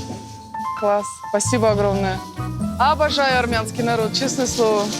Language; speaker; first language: Russian; native; Russian